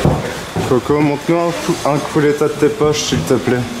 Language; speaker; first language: French; native; French